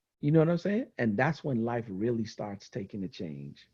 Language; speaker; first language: English; native; English